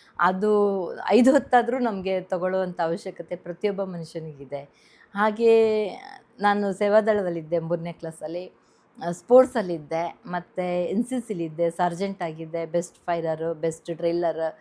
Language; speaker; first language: Kannada; native; Kannada